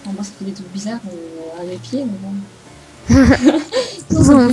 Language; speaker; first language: French; native; French